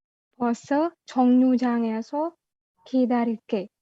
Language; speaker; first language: Korean; non-native, learner; Indonesian